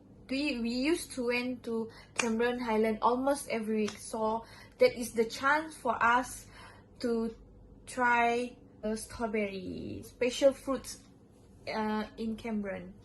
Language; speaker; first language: English; non-native, local second language; Malay